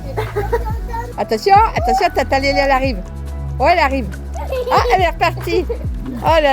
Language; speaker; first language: French; native; French